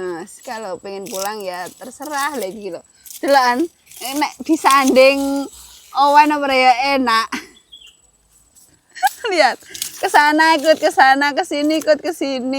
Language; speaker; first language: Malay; non-native, local second language; Javanese